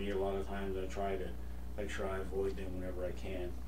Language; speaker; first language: English; native; English